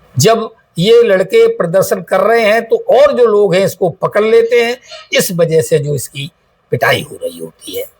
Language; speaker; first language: Hindi; native; Hindi